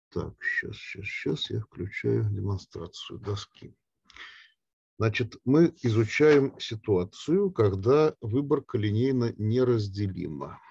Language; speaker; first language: Russian; native; Russian